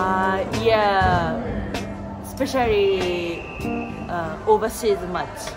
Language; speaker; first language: English; non-native, learner; Japanese